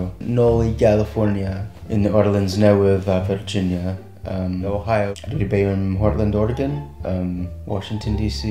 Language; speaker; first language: Welsh; non-native, fluent; English